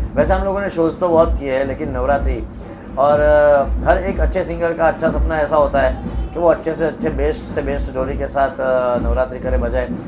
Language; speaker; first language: Hindi; non-native, local second language; Gujarati